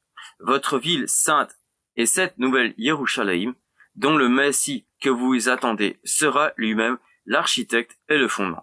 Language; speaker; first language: French; native; French